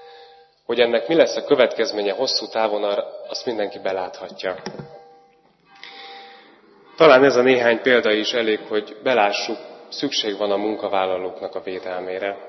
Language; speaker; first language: Hungarian; native; Hungarian